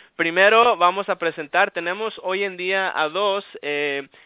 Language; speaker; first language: Spanish; early bilingual, heritage; Spanish